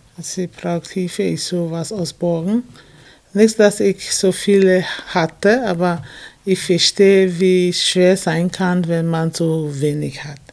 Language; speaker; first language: German; non-native, fluent; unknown